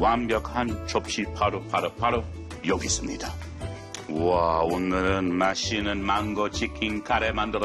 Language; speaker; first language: Korean; non-native, fluent; English